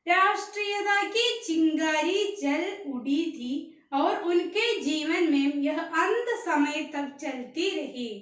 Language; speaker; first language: Hindi; non-native, local second language; Malayalam